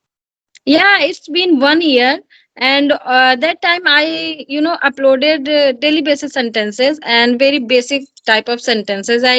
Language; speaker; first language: English; non-native, learner; Hindi